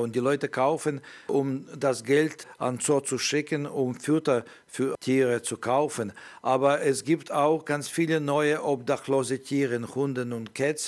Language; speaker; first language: German; non-native, learner; Ukrainian